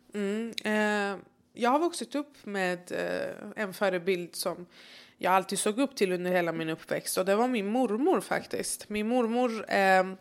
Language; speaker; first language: Swedish; early bilingual, other home language; Persian